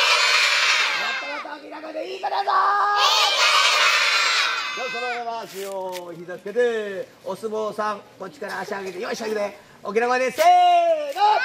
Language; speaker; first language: Japanese; native; Japanese